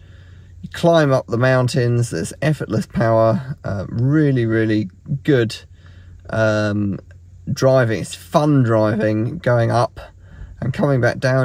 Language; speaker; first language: English; native; English